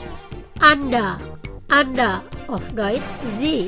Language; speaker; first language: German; non-native, fluent; Indonesian